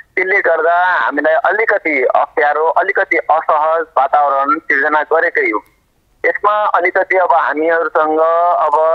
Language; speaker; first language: Nepali; non-native, local second language; Maithili